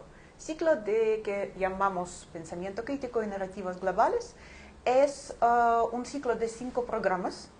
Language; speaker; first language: Spanish; non-native, fluent; Ukrainian